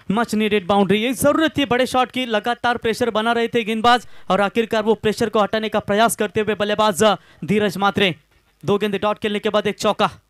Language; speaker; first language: Hindi; non-native, local second language; Marathi